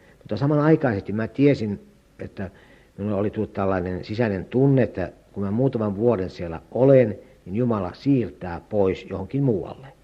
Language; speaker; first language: Finnish; native; Finnish